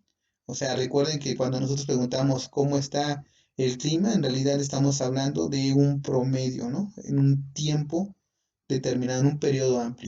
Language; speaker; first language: Spanish; native; Spanish